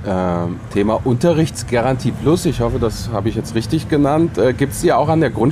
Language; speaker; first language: German; native; German